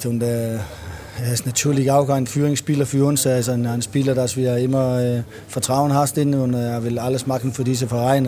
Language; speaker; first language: German; non-native, learner; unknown